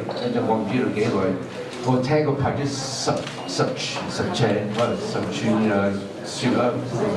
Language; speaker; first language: Cantonese; early bilingual, heritage; English